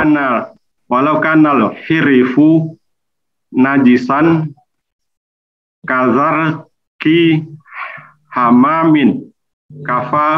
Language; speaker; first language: Arabic; non-native, learner; Indonesian